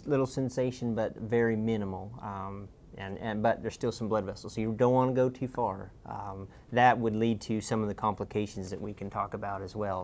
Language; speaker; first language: English; native; English